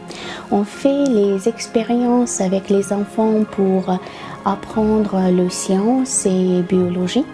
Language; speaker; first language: French; non-native, fluent; Russian